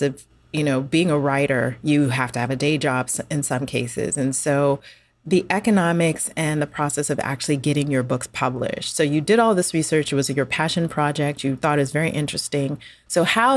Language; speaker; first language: English; native; English